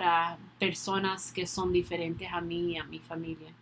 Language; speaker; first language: Spanish; early bilingual, other home language; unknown